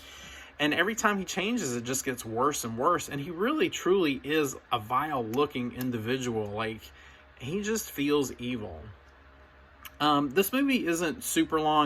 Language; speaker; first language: English; native; English